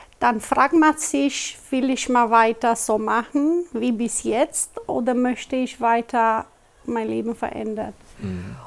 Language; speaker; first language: German; non-native, local second language; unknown